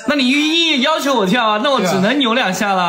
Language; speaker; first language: Chinese; native; Chinese